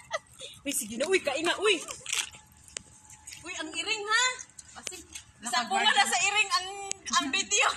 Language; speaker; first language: Filipino; non-native, local second language; Cebuano